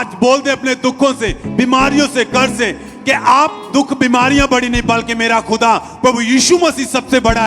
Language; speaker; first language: Hindi; native; Hindi